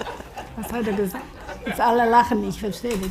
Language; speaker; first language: German; non-native, fluent; Slovak